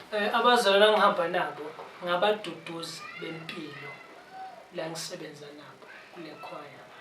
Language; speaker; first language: Zulu; non-native, local second language; Tswana